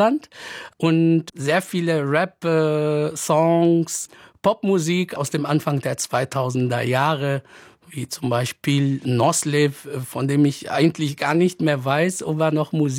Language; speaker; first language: German; non-native, fluent; Arabic